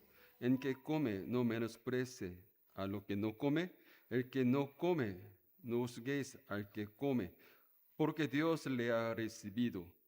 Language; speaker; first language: Spanish; non-native, learner; Korean